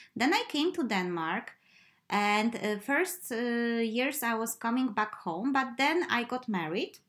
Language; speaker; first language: English; non-native, fluent; Polish